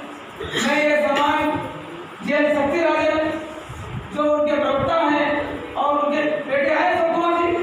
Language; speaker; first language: Hindi; native; Hindi